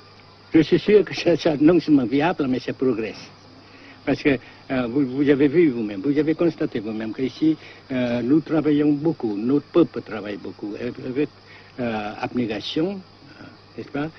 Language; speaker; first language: French; non-native, fluent; Vietnamese